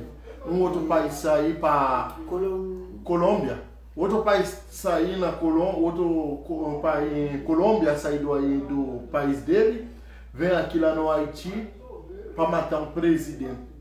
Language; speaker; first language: Portuguese; non-native, learner; Haitian Creole